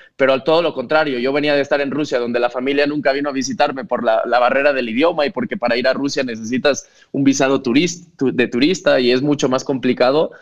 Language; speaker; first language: Spanish; non-native, local second language; Catalan